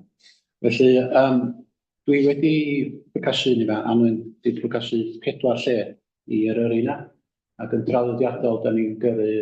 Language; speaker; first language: Welsh; native; Welsh